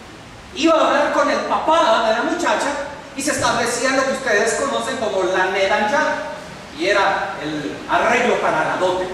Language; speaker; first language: Spanish; native; Spanish